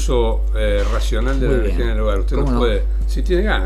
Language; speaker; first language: Spanish; native; Spanish